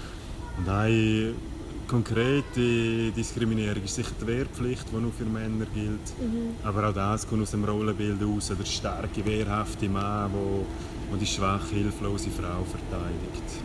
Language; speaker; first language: German; native; German